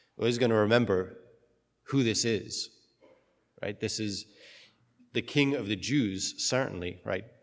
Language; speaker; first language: English; native; English